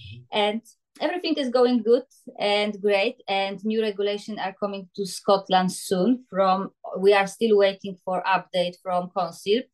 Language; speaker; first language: English; non-native, learner; Polish